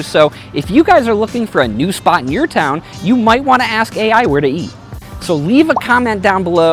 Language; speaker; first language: English; native; English